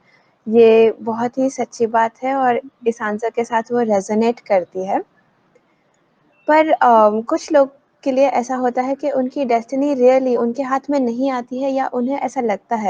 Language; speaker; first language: Hindi; native; Hindi